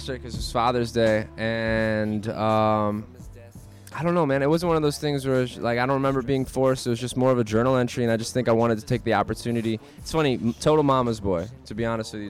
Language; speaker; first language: English; native; English